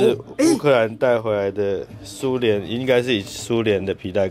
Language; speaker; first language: English; non-native, local second language; Chinese